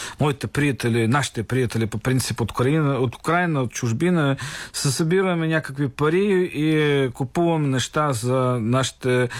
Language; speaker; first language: Bulgarian; non-native, fluent; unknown